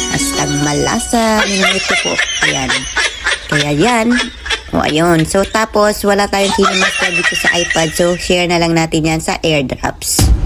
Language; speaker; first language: Filipino; non-native, local second language; Cebuano